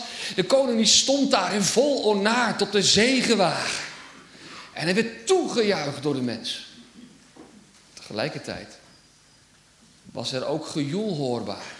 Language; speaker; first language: Dutch; native; Dutch